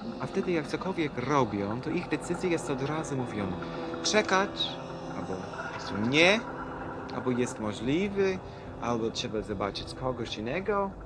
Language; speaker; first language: Polish; non-native, fluent; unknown